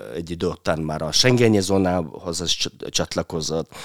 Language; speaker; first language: Hungarian; non-native, fluent; Mongolian